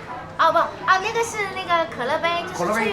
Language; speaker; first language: Chinese; native; Chinese